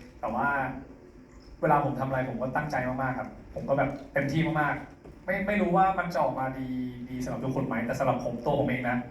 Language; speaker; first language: Thai; native; Thai